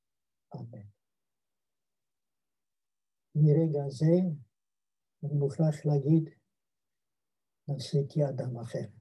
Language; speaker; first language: Hebrew; non-native, fluent; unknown